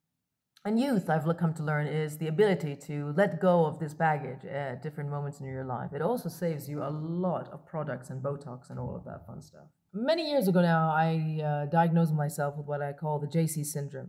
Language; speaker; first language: English; non-native, local second language; Arabic